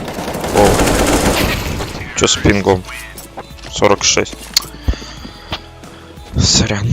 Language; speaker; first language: Russian; native; Russian